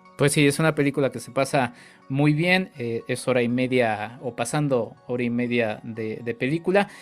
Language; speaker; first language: Spanish; native; Spanish